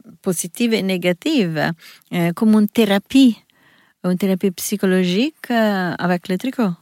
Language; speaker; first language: French; non-native, learner; Italian